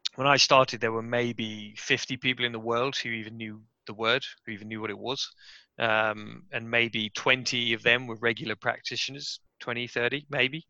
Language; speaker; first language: English; native; English